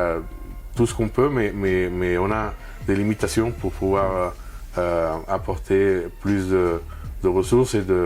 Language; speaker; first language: French; non-native, fluent; Spanish